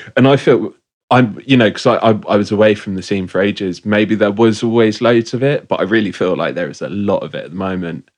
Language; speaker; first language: English; native; English